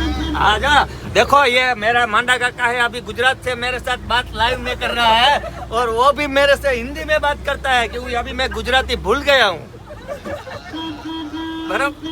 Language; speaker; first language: Hindi; non-native, local second language; Gujarati